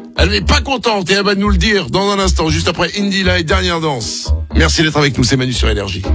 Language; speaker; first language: French; native; French